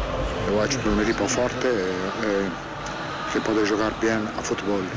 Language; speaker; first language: Portuguese; non-native, fluent; Italian